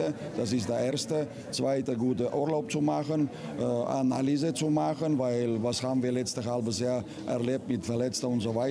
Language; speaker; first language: German; non-native, learner; Russian